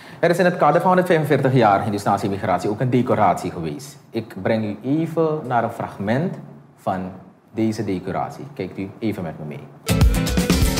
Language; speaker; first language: Dutch; native; Dutch